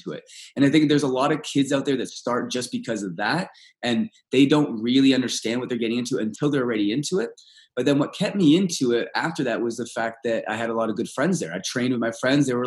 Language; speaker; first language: English; early bilingual, other home language; Russian